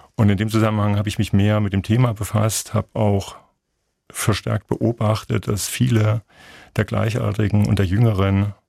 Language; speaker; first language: German; native; German